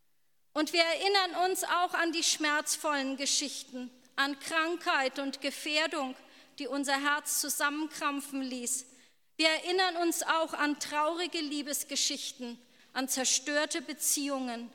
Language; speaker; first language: German; native; German